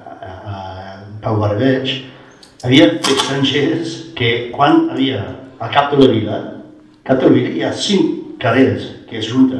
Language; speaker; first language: Catalan; non-native, fluent; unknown